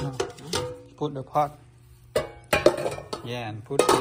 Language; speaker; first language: English; non-native, learner; Thai